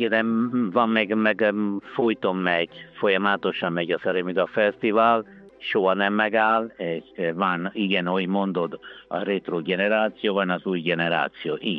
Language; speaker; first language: Hungarian; non-native, learner; Italian